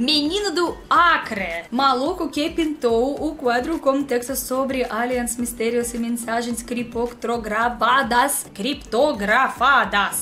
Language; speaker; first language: Portuguese; non-native, learner; Russian